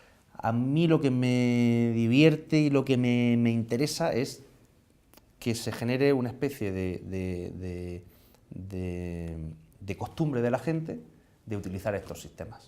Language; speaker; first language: Spanish; native; Spanish